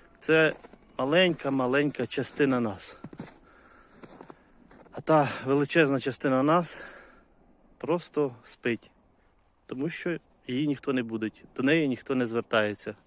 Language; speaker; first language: Ukrainian; native; Ukrainian